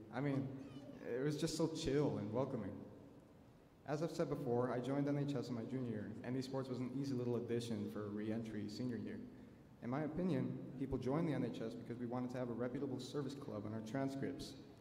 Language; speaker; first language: English; early bilingual, other home language; Spanish